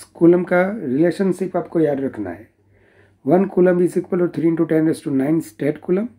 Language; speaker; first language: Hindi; non-native, local second language; Gujarati